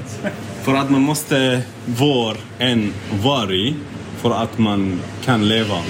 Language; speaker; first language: Swedish; non-native, learner; Arabic